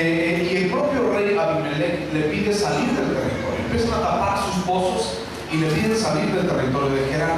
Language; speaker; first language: Spanish; native; Spanish